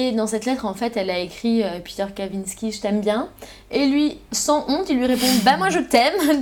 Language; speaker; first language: French; native; French